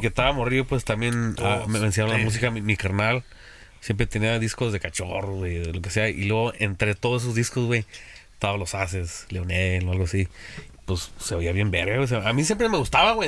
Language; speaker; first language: Spanish; native; Spanish